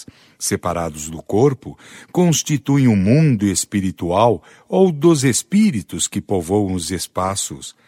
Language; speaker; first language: Portuguese; native; Portuguese